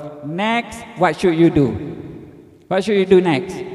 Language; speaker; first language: English; non-native, local second language; Malay